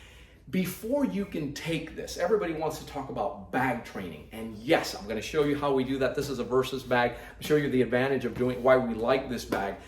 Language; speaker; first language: English; native; English